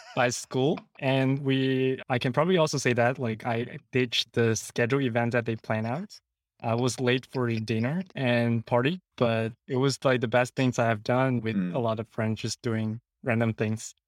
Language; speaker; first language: English; non-native, local second language; Cantonese